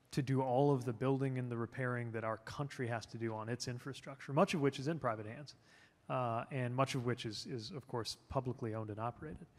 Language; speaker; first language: English; native; English